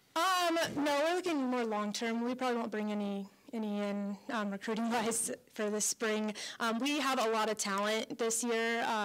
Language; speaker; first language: English; native; English